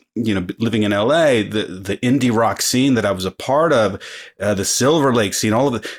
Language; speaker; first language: English; early bilingual, other home language; Spanish